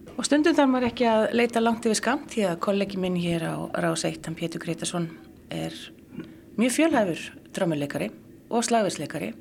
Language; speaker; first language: Icelandic; native; Icelandic